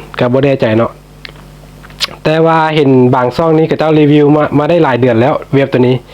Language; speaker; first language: Thai; non-native, local second language; Lao